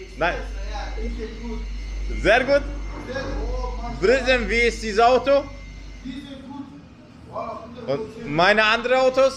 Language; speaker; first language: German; non-native, learner; Turkish